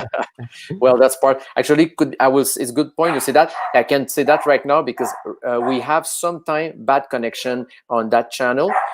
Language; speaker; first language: English; non-native, fluent; French